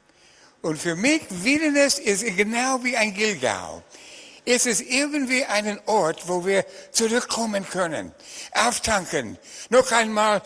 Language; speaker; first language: German; non-native, fluent; English